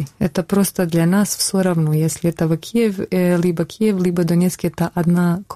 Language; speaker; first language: Russian; non-native, learner; Bosnian